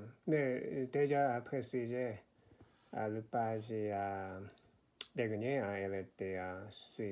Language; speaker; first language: French; non-native, learner; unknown